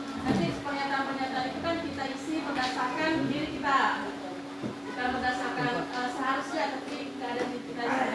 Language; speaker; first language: Indonesian; native; Indonesian